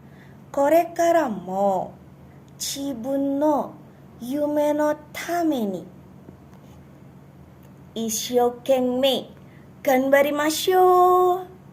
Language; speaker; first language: Japanese; non-native, learner; Indonesian